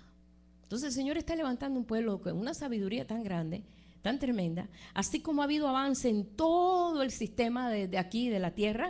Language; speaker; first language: Spanish; native; Spanish